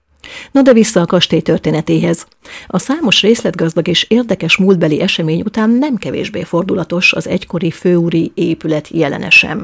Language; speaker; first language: Hungarian; native; Hungarian